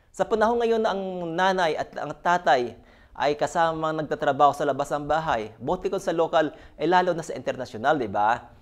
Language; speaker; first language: Filipino; native; Filipino